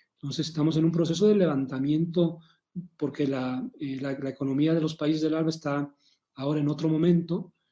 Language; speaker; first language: Spanish; native; Spanish